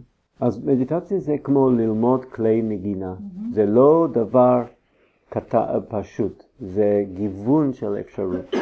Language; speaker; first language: Hebrew; non-native, fluent; English